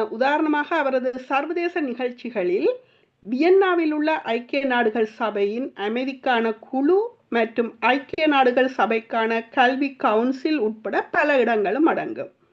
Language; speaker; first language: Tamil; native; Tamil